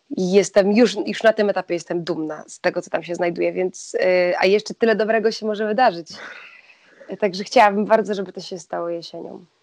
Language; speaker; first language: Polish; native; Polish